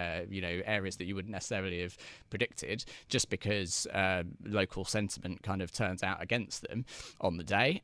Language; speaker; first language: English; native; English